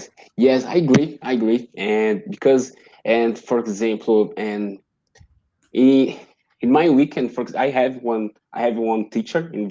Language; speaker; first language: English; non-native, learner; Portuguese